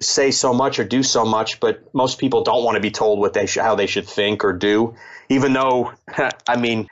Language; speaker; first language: English; native; English